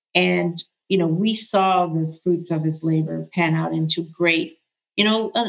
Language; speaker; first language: English; early bilingual, other home language; Arabic